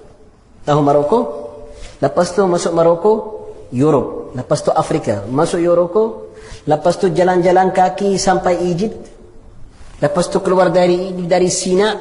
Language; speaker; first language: Indonesian; non-native, fluent; Arabic